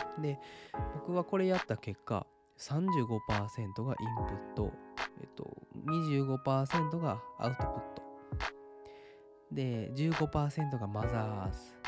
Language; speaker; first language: Japanese; native; Japanese